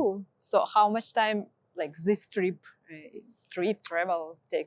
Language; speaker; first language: English; non-native, fluent; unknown